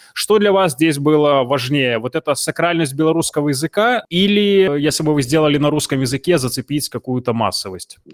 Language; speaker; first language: Russian; non-native, local second language; Belarusian